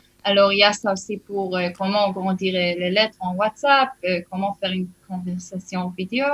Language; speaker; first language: French; early bilingual, heritage; Hebrew